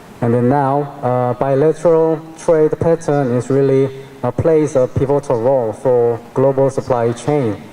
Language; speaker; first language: English; non-native, fluent; Korean